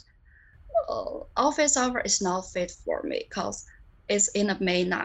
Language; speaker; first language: English; non-native, learner; Chinese